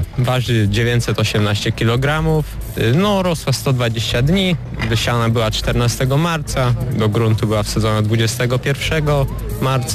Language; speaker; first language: Polish; native; Polish